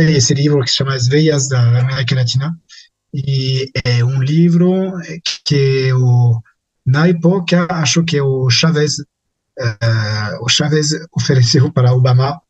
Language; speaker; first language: Portuguese; non-native, fluent; French